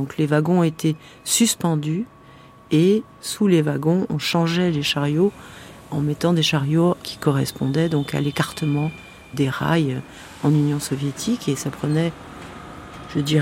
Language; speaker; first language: French; native; French